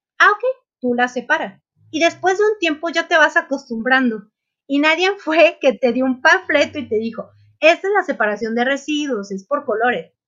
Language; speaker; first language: Spanish; native; Spanish